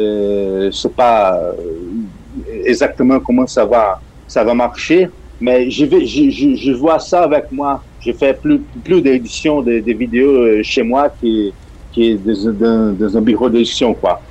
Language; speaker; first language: French; non-native, fluent; Portuguese